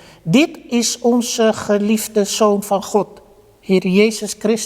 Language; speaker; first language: Dutch; early bilingual, other home language; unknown